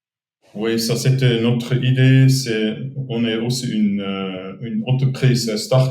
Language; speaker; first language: French; non-native, fluent; German